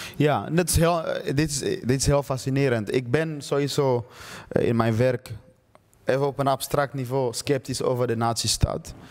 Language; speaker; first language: Dutch; early bilingual, other home language; Swahili